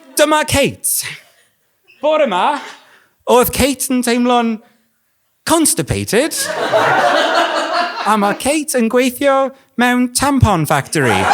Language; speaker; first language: Welsh; non-native, local second language; English